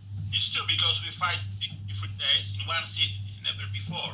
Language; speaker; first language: English; non-native, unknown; Polish